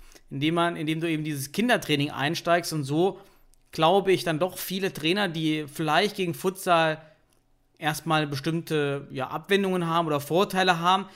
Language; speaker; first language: German; native; German